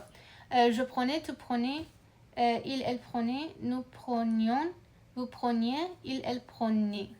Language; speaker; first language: French; non-native, learner; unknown